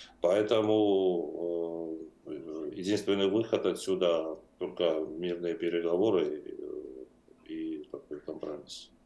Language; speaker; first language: Russian; non-native, fluent; Georgian